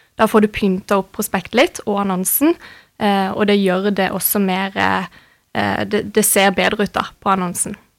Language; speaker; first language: Norwegian; native; Norwegian